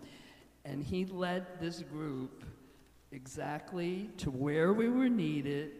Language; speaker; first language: English; native; English